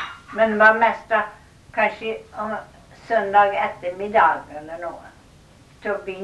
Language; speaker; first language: Norwegian; early bilingual, heritage; Norwegian